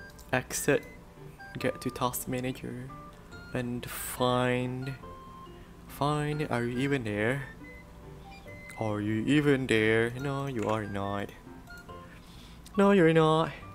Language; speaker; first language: English; non-native, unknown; Indonesian